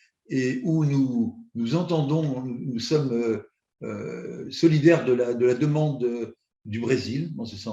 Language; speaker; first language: French; native; French